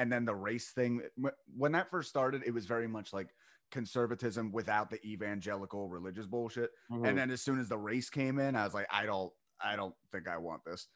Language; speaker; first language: English; native; English